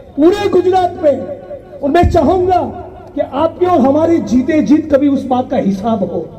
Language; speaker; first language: Hindi; non-native, local second language; Gujarati